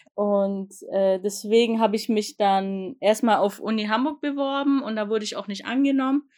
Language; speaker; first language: German; early bilingual, other home language; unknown